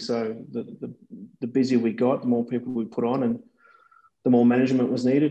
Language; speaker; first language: English; native; English